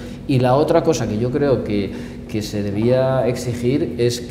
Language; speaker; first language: Spanish; native; Spanish